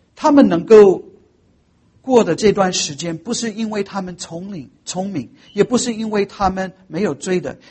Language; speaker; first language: Chinese; non-native, fluent; English